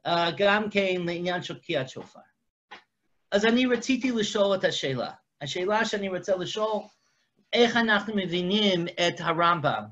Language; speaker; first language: Hebrew; non-native, fluent; English